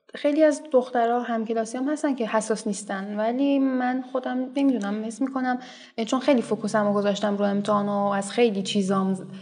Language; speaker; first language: Persian; native; Persian